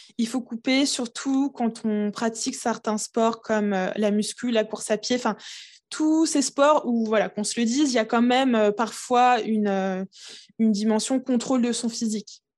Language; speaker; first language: French; early bilingual, other home language; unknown